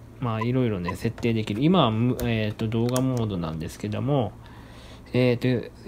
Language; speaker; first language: Japanese; native; Japanese